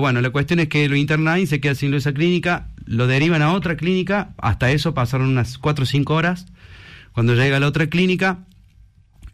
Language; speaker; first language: Spanish; native; Spanish